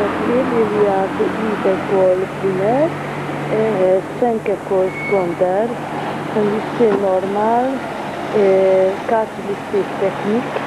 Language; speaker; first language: French; non-native, fluent; Hungarian